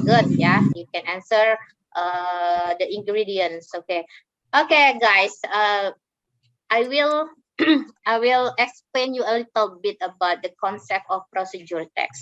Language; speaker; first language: English; non-native, fluent; Indonesian